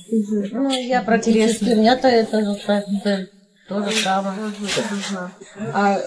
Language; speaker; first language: Russian; native; Russian